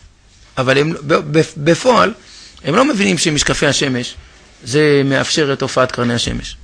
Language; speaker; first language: Hebrew; native; Hebrew